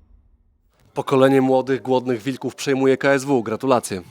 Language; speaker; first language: Polish; native; Polish